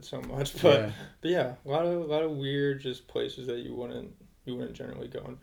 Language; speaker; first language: English; native; English